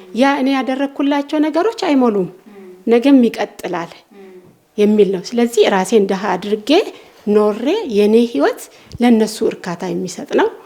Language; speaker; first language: Amharic; non-native, local second language; Oromo